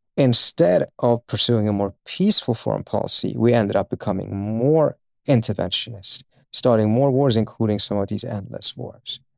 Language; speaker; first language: English; early bilingual, other home language; Persian